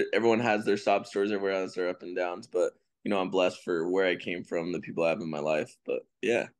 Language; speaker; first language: English; native; English